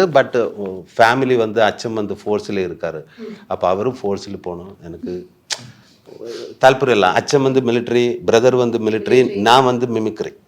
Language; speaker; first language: Tamil; non-native, learner; Malayalam